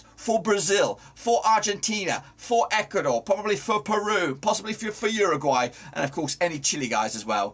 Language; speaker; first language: English; native; English